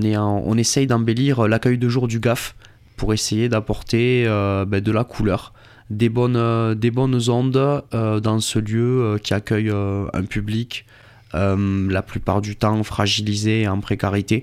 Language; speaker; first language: French; native; French